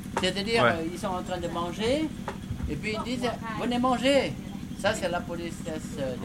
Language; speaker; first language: French; non-native, learner; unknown